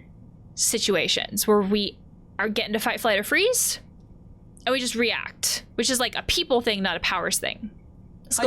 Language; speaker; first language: English; native; English